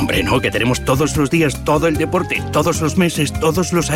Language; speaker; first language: Spanish; native; Spanish